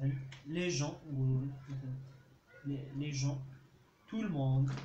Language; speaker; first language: French; non-native, local second language; Arabic